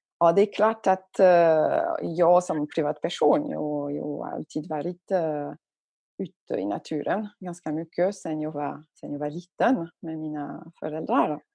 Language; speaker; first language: Swedish; non-native, fluent; French